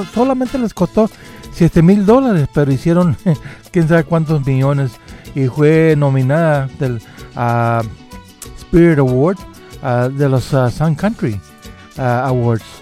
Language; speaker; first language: Spanish; early bilingual, heritage; Spanish